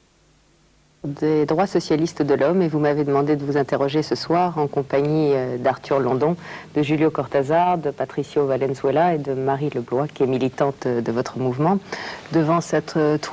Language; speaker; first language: French; native; French